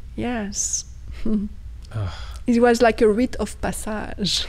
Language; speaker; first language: English; non-native, fluent; French